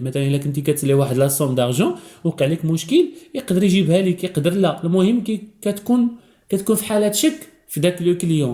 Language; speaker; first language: Arabic; native; Arabic